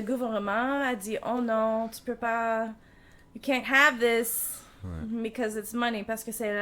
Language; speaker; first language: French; non-native, learner; English